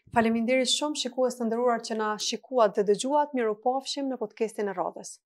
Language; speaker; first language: Albanian; native; Albanian